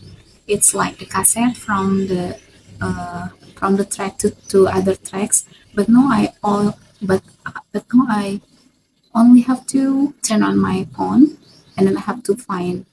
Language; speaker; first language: English; non-native, fluent; Indonesian